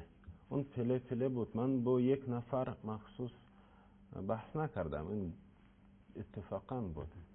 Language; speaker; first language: Persian; non-native, learner; Russian